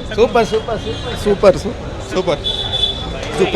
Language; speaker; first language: Kannada; native; Kannada